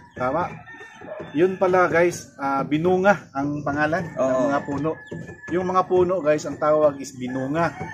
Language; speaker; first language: Filipino; non-native, local second language; Cebuano